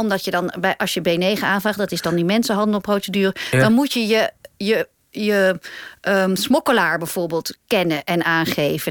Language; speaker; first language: Dutch; native; Dutch